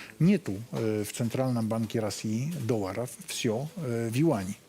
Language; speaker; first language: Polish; non-native, learner; Russian